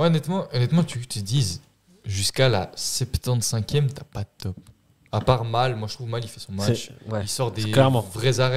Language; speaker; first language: French; native; French